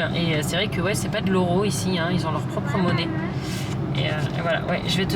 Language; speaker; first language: French; native; French